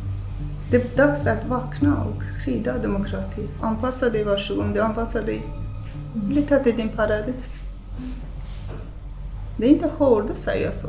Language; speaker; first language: Swedish; non-native, fluent; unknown